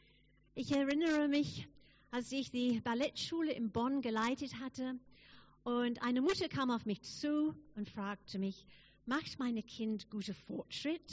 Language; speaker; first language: German; non-native, fluent; English